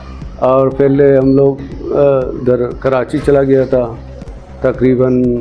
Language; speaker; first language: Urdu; non-native, local second language; Baluchi